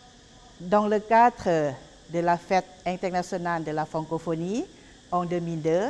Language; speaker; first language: French; non-native, fluent; Lao